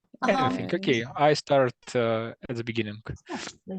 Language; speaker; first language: English; non-native, learner; Russian